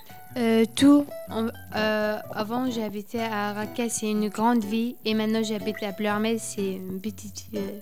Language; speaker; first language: French; non-native, learner; Arabic